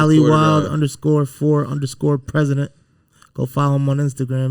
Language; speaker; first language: English; native; English